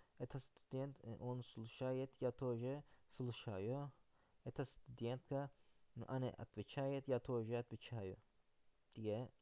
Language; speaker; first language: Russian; non-native, learner; Turkish